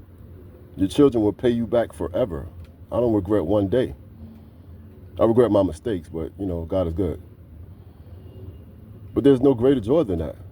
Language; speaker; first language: English; native; English